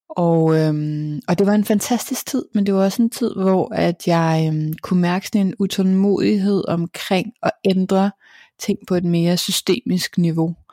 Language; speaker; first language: Danish; native; Danish